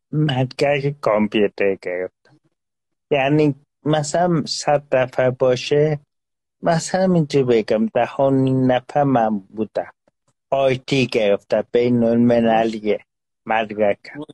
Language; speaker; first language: Persian; non-native, local second language; Azerbaijani